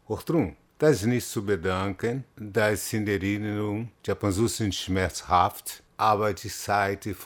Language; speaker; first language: German; non-native, fluent; Portuguese